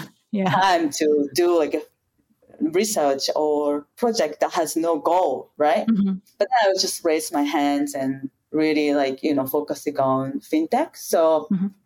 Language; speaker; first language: English; non-native, fluent; Japanese